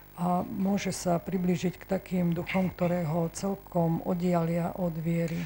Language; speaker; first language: Slovak; native; Slovak